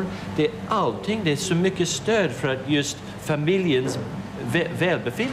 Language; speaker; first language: Swedish; non-native, fluent; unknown